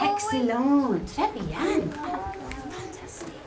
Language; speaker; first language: French; non-native, fluent; English